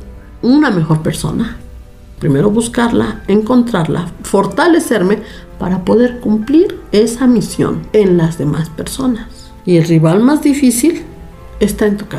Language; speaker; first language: Spanish; native; Spanish